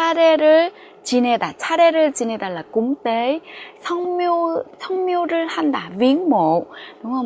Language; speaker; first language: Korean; non-native, fluent; Vietnamese